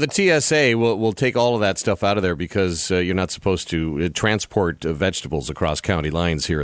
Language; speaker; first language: English; native; English